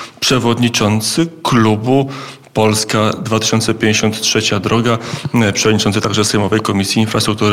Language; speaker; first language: Polish; native; Polish